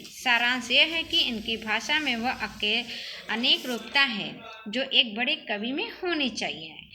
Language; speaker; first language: Hindi; native; Hindi